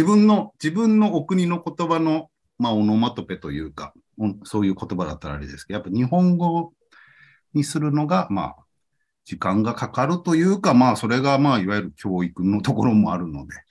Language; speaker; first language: Japanese; native; Japanese